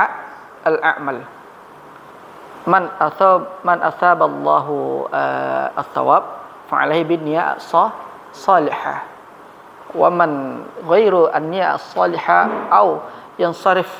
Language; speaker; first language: Arabic; non-native, fluent; Indonesian